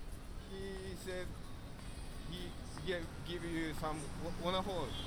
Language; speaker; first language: English; non-native, learner; Japanese